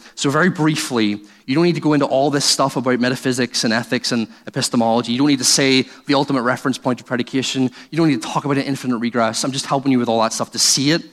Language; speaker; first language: English; native; English